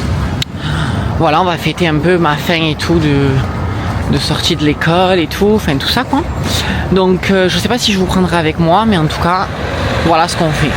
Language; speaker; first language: French; native; French